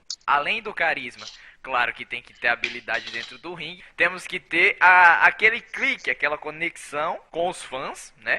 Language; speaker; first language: Portuguese; native; Portuguese